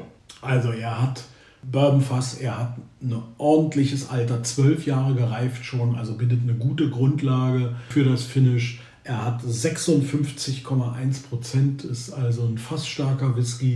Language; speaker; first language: German; native; German